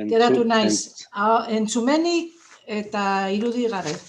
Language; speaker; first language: Basque; non-native, local second language; Spanish